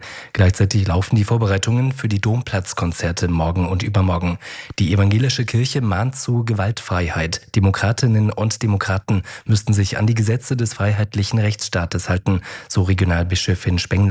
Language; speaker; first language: German; native; German